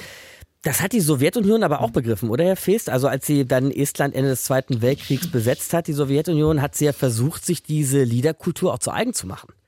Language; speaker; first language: German; native; German